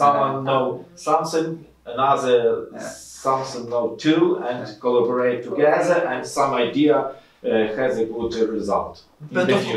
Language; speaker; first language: English; non-native, learner; Ukrainian